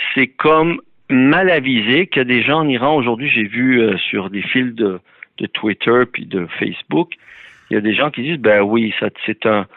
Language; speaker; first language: French; early bilingual, other home language; Persian